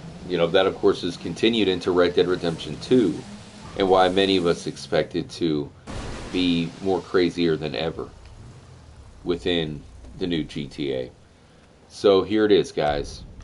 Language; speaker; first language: English; native; English